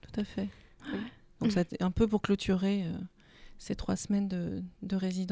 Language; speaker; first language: French; native; French